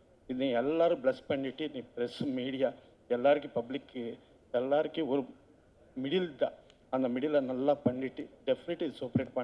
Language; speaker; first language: Tamil; non-native, learner; Telugu